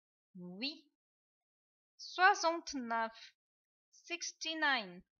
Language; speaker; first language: French; non-native, fluent; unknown